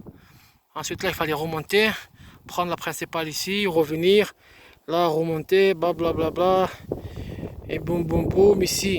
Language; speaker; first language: French; native; French